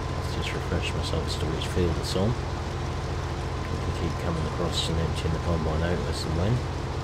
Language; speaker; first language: English; native; English